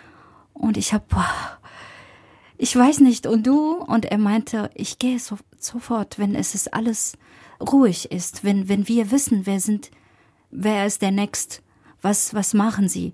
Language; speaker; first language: German; non-native, fluent; Arabic